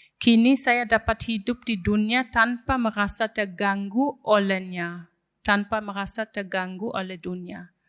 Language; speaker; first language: Indonesian; non-native, fluent; German